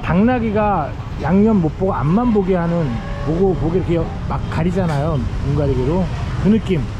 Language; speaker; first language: Korean; native; Korean